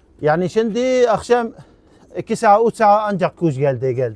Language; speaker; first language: Turkish; non-native, learner; Arabic